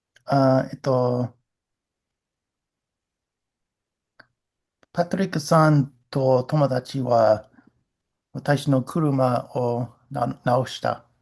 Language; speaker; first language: Japanese; non-native, learner; English